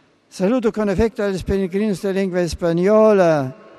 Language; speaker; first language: Italian; non-native, fluent; German